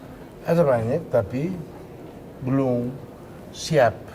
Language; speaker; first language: Indonesian; non-native, fluent; Tetum